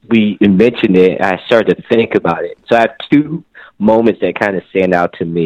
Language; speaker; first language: English; native; English